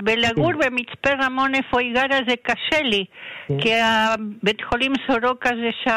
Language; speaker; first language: Hebrew; non-native, fluent; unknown